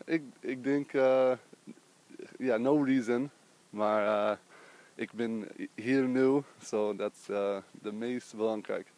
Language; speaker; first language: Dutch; early bilingual, heritage; English